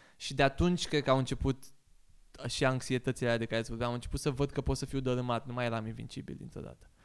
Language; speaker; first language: Romanian; native; Romanian